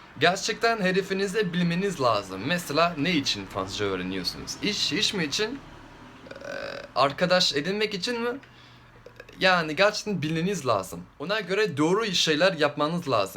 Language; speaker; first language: Turkish; non-native, fluent; French